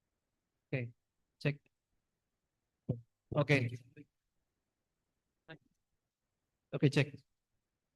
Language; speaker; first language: English; non-native, fluent; Indonesian